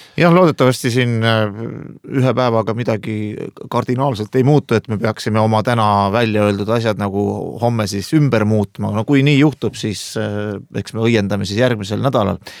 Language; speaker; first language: Estonian; native; Estonian